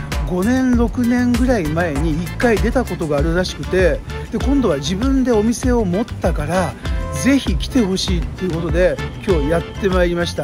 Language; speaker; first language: Japanese; native; Japanese